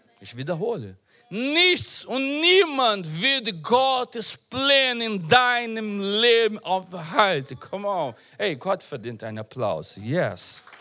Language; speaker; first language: German; non-native, learner; Portuguese